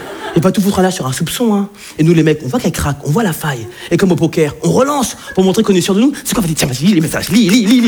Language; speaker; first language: French; native; French